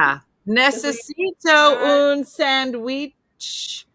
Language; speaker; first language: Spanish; non-native, learner; English